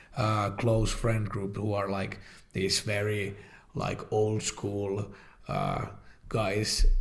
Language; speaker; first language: English; non-native, fluent; Finnish